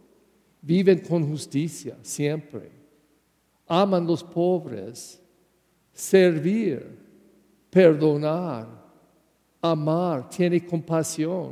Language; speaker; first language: Spanish; non-native, learner; English